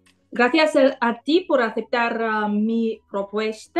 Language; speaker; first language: Spanish; non-native, fluent; Bulgarian